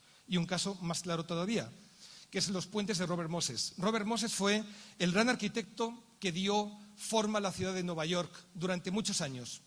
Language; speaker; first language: Spanish; native; Spanish